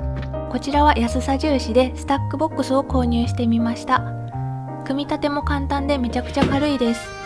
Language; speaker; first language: Japanese; native; Japanese